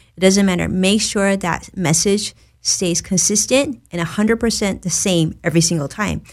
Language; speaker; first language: English; native; English